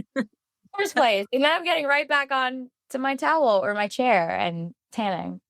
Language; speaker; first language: English; native; English